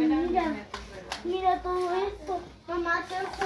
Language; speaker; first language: Spanish; native; Spanish